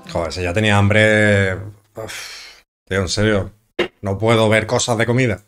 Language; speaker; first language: Spanish; native; Spanish